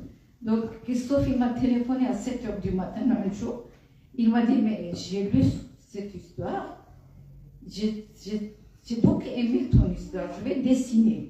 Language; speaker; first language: French; non-native, fluent; Kurdish